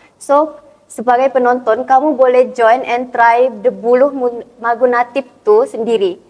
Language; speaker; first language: Malay; native; Malay